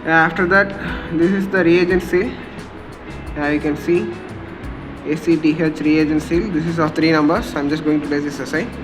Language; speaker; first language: English; non-native, local second language; Tamil